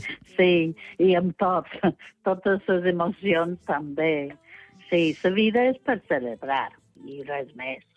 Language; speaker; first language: Catalan; non-native, fluent; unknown